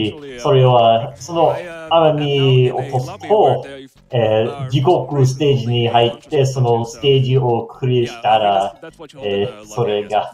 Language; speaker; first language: Japanese; non-native, learner; English